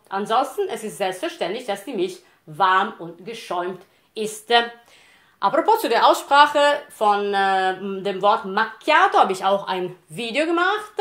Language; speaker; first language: German; non-native, fluent; Italian